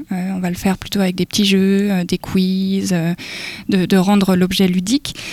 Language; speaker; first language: French; native; French